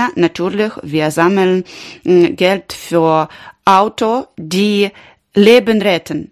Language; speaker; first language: German; non-native, learner; Ukrainian